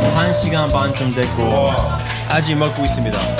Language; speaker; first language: Korean; non-native, learner; English